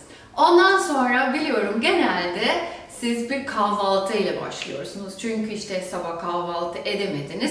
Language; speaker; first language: Turkish; non-native, fluent; German